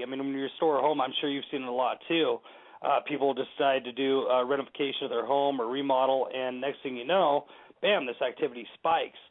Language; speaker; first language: English; native; English